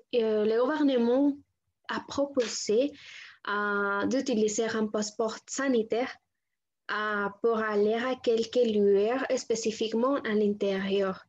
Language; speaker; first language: French; non-native, learner; Spanish